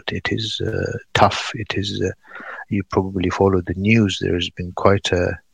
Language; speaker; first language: English; non-native, fluent; Pashto